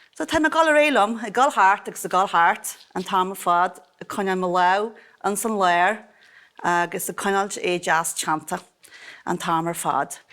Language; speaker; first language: Irish; native; Irish